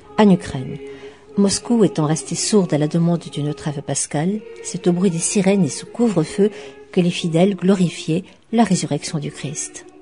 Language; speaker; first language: French; native; French